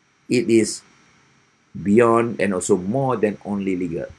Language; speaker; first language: English; non-native, local second language; Malay